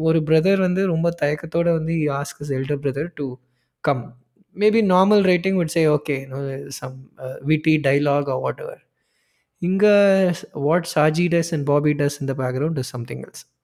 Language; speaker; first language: English; non-native, local second language; Tamil